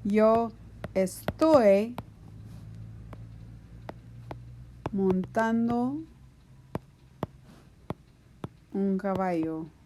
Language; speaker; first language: Spanish; non-native, fluent; English